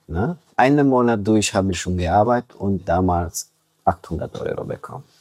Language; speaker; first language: German; non-native, learner; Romanian